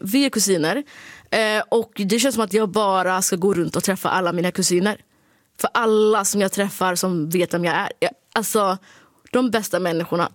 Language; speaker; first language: Swedish; early bilingual, other home language; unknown